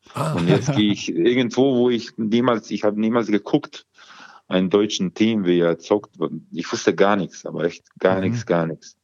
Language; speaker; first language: German; non-native, learner; Croatian